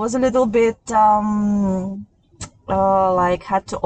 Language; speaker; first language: English; non-native, fluent; Russian